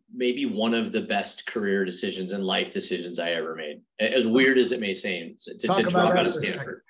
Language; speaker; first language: English; native; English